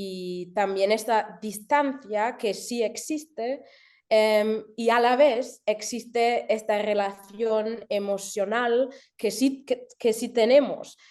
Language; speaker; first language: Spanish; early bilingual, heritage; German